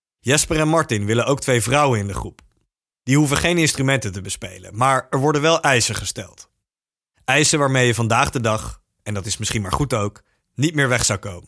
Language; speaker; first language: Dutch; native; Dutch